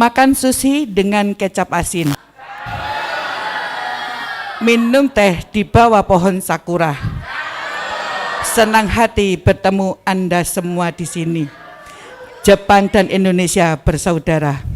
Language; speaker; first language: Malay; non-native, local second language; Javanese